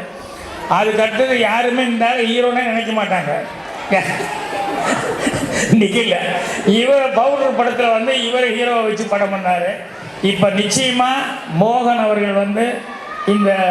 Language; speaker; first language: Tamil; native; Tamil